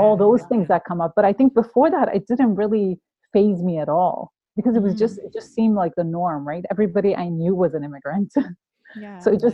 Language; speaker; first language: English; non-native, fluent; Persian